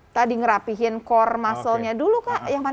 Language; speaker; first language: Indonesian; native; Indonesian